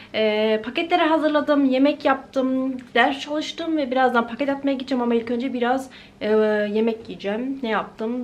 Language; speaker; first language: Turkish; early bilingual, heritage; Turkish